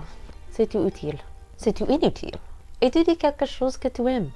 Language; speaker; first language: French; non-native, learner; English